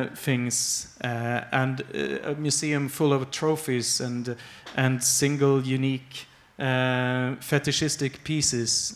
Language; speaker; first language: English; non-native, fluent; Swedish